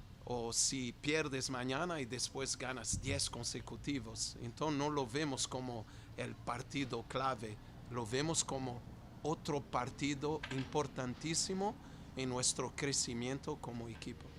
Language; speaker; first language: Spanish; non-native, fluent; Portuguese